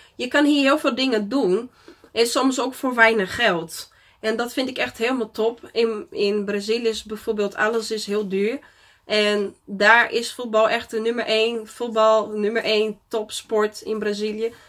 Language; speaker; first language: Dutch; non-native, fluent; Portuguese